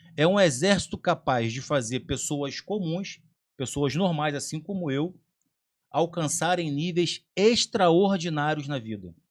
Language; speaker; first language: Portuguese; native; Portuguese